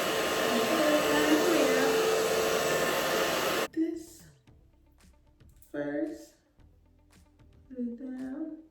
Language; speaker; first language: English; native; English